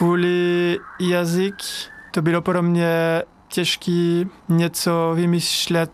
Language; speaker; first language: Czech; non-native, fluent; French